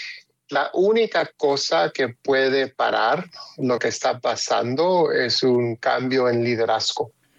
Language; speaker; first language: Spanish; early bilingual, heritage; Spanish